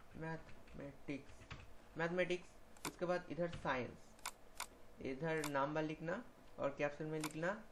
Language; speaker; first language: Hindi; non-native, local second language; Bangla